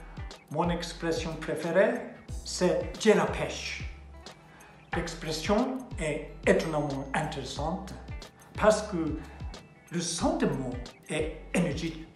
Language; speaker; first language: French; non-native, learner; Japanese